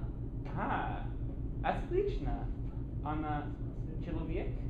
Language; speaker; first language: Russian; non-native, learner; English